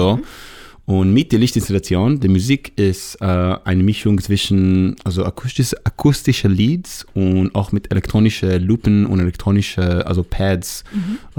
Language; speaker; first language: German; non-native, learner; Hebrew